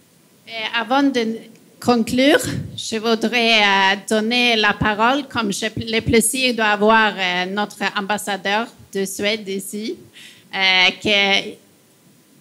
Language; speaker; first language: French; non-native, fluent; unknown